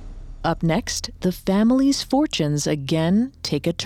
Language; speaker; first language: English; native; English